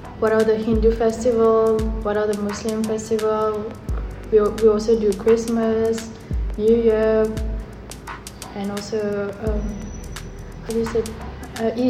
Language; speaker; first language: English; non-native, fluent; Morisyen